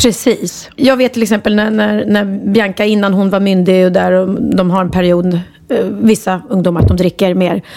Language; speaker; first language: Swedish; native; Swedish